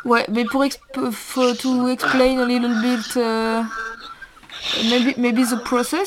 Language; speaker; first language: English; non-native, learner; French